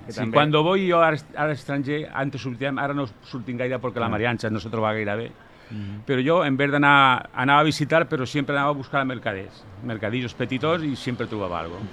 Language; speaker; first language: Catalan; non-native, local second language; Spanish